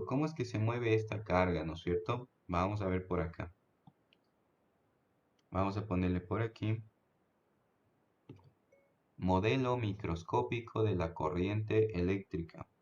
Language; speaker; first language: Spanish; native; Spanish